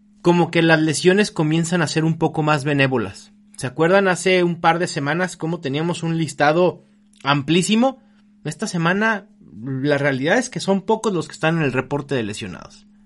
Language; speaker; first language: Spanish; native; Spanish